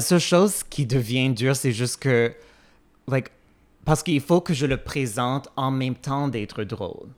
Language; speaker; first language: French; non-native, fluent; English